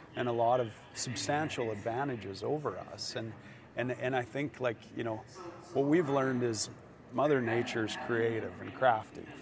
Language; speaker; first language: English; native; English